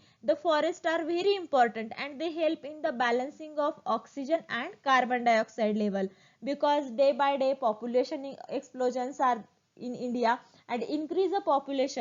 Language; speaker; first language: English; non-native, local second language; Marathi